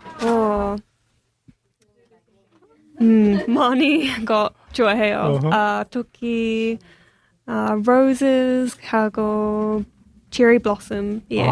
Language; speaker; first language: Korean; non-native, learner; English